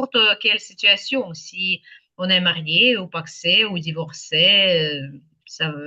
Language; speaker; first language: French; non-native, fluent; Ukrainian